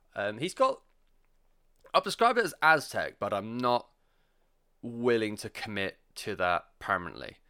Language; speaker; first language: English; native; English